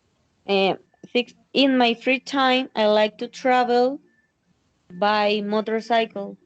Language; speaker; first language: English; non-native, learner; Spanish